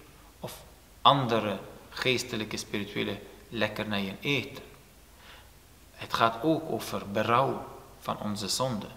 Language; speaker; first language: Dutch; non-native, fluent; Turoyo